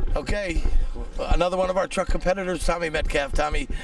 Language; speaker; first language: English; native; English